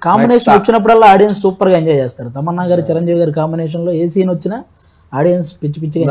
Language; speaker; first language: Telugu; native; Telugu